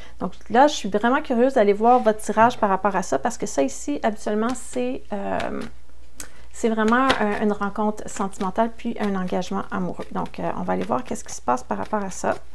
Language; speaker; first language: French; native; French